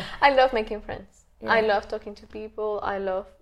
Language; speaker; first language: English; non-native, fluent; Spanish